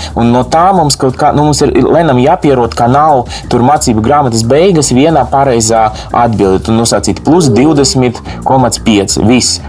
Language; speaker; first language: Latvian; non-native, local second language; Russian